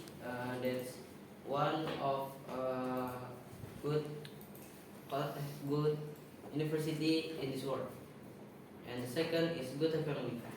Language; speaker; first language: English; non-native, learner; Indonesian